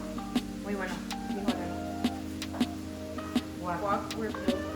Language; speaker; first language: Spanish; early bilingual, heritage; Spanish